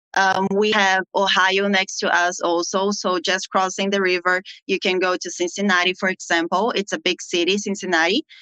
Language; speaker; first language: English; non-native, fluent; Portuguese